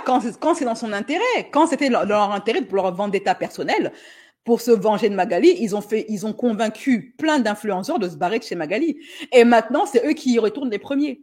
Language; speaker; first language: French; native; French